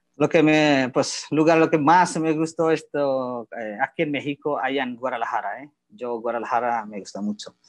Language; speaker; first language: Spanish; non-native, learner; Indonesian